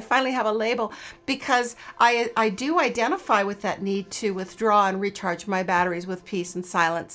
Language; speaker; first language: English; native; English